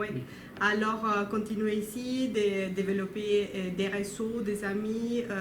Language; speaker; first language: French; non-native, learner; Spanish